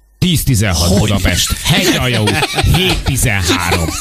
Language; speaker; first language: Hungarian; native; Hungarian